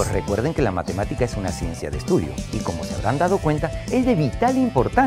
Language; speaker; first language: Spanish; native; Spanish